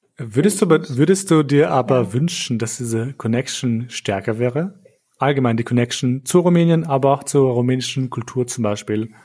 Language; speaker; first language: German; early bilingual, other home language; Albanian